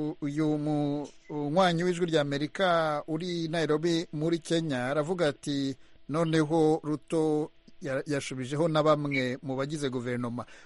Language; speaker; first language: Kinyarwanda; native; Kinyarwanda